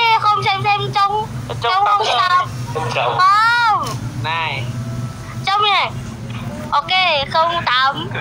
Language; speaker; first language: Vietnamese; non-native, learner; Indonesian